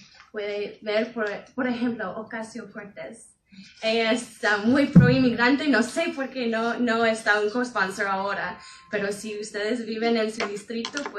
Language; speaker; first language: Spanish; non-native, fluent; English